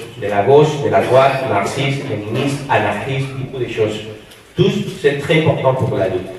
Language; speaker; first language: French; non-native, fluent; Spanish